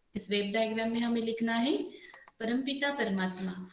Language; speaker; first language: Hindi; non-native, local second language; Marathi